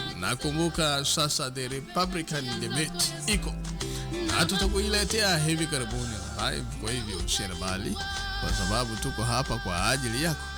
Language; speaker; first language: Swahili; non-native, local second language; Gusii